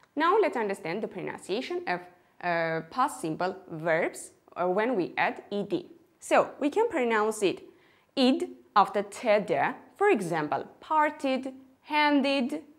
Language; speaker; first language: English; non-native, fluent; Armenian